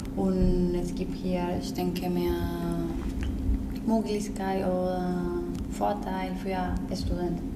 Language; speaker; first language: German; non-native, learner; Spanish